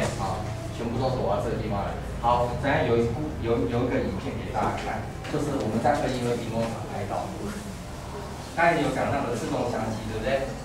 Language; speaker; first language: Chinese; native; Chinese